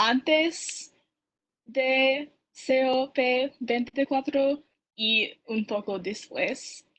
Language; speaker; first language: Spanish; non-native, learner; English